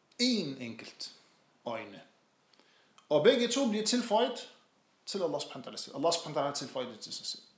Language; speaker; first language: Danish; non-native, fluent; Arabic